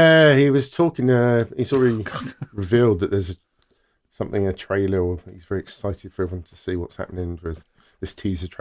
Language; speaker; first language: English; native; English